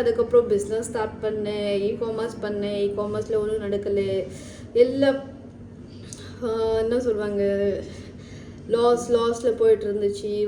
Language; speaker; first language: Tamil; early bilingual, heritage; Tamil